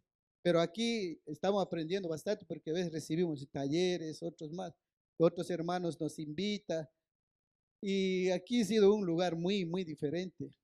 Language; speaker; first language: Spanish; non-native, local second language; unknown